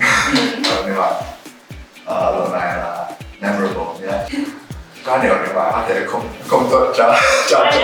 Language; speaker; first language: Vietnamese; non-native, learner; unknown